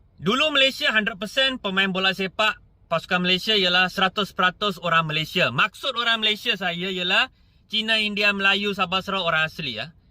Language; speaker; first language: Malay; non-native, local second language; Punjabi